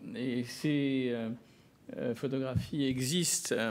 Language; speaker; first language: French; native; French